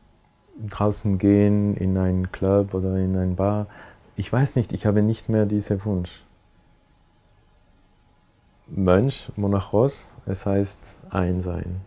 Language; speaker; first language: German; non-native, local second language; French